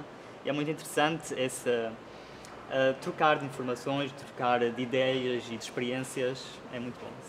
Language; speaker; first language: Portuguese; early bilingual, heritage; Portuguese